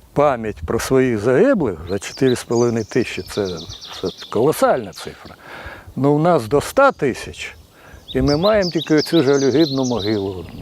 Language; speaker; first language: Ukrainian; non-native, fluent; Russian